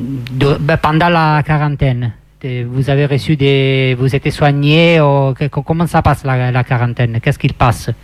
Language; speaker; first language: French; non-native, fluent; Italian